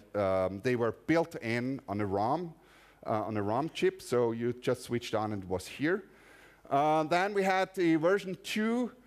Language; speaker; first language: English; non-native, fluent; German